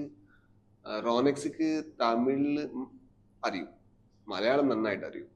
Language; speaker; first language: Malayalam; non-native, learner; Kannada